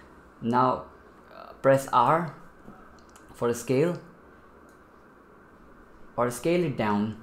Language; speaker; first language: English; non-native, fluent; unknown